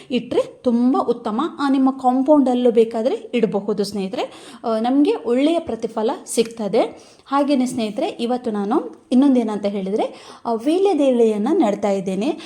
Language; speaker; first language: Kannada; non-native, local second language; Tulu